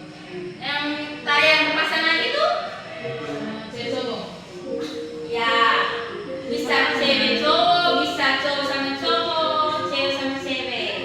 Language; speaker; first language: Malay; non-native, local second language; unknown